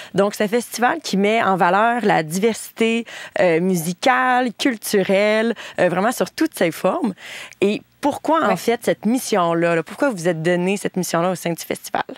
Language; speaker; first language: French; native; French